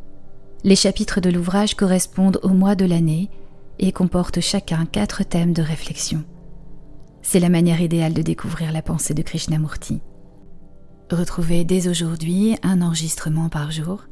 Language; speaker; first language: French; native; French